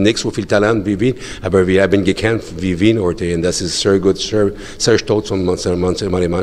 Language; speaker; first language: German; non-native, learner; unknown